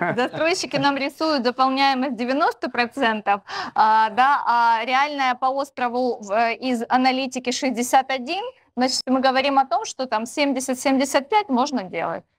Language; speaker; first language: Russian; native; Russian